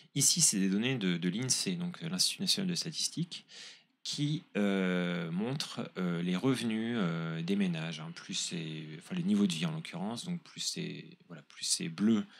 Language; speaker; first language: French; native; French